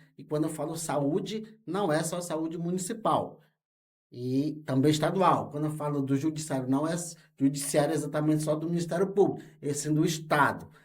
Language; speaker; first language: Portuguese; non-native, local second language; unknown